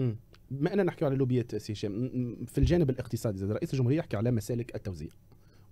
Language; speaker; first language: Arabic; native; Arabic